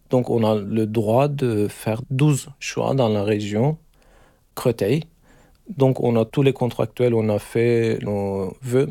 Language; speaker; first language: French; non-native, learner; Turkish